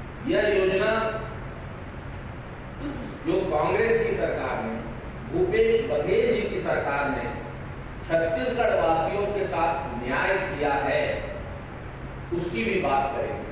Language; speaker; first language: Hindi; native; Hindi